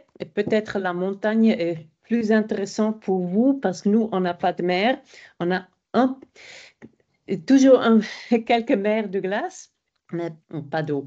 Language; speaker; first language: French; non-native, fluent; German